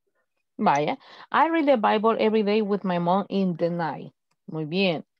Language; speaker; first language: English; non-native, fluent; Spanish